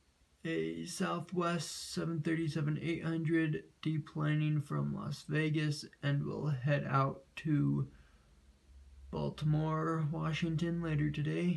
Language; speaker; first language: English; native; English